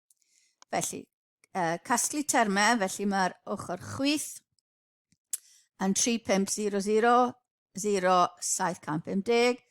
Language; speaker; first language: Welsh; native; Welsh